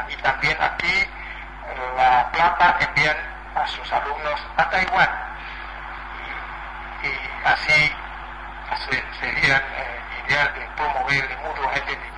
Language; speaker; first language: Spanish; non-native, fluent; Chinese